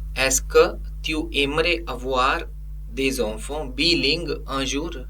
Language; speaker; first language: French; non-native, fluent; Hindi